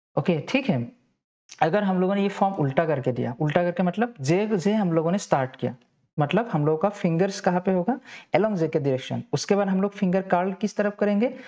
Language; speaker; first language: Hindi; non-native, local second language; Assamese